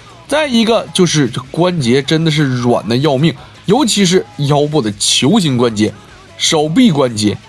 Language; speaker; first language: Chinese; native; Chinese